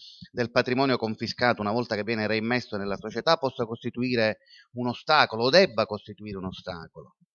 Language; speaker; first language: Italian; native; Italian